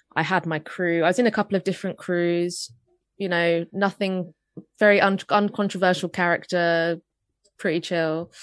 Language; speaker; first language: English; native; English